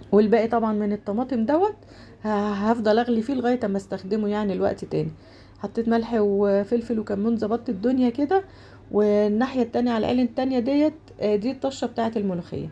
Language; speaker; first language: Arabic; native; Arabic